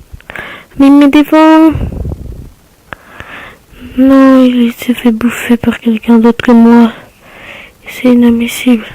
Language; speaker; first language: French; native; French